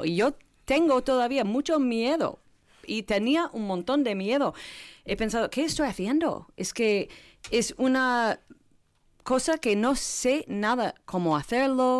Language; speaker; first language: Spanish; non-native, learner; English